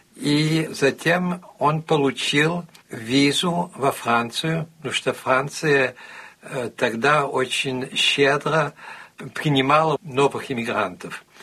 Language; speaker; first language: Russian; early bilingual, heritage; Russian